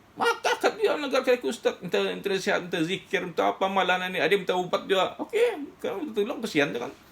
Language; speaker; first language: Malay; native; Malay